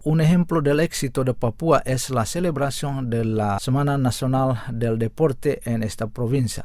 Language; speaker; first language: Spanish; non-native, fluent; Indonesian